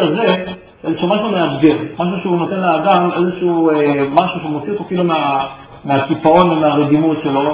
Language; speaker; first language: Hebrew; native; Hebrew